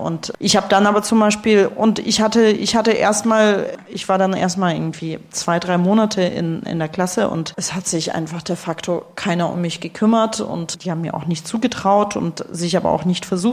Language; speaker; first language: German; early bilingual, other home language; Russian